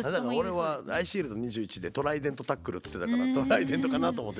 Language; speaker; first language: Japanese; native; Japanese